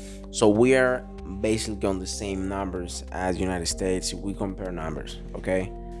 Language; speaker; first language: English; non-native, fluent; Spanish